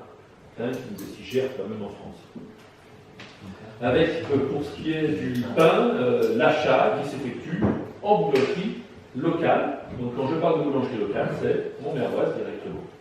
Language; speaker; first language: French; native; French